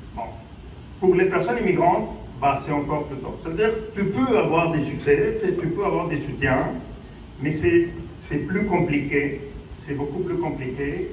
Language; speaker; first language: French; non-native, fluent; Spanish